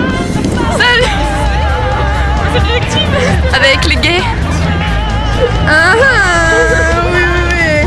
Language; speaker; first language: French; native; French